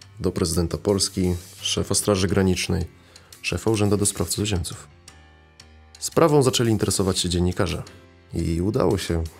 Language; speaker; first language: Polish; early bilingual, other home language; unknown